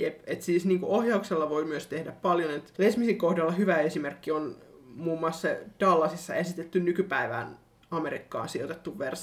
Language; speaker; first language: Finnish; native; Finnish